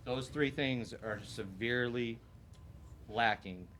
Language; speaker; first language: English; native; English